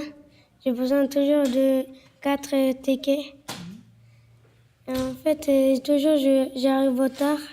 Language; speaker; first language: French; non-native, learner; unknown